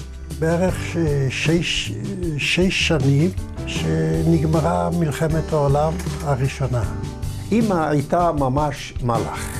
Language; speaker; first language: Hebrew; non-native, fluent; Yiddish